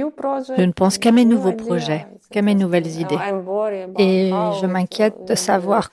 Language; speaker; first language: French; non-native, fluent; Ukrainian